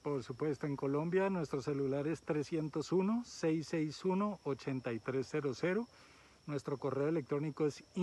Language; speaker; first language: Spanish; native; Spanish